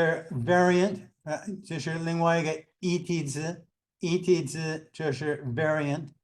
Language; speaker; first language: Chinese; non-native, fluent; English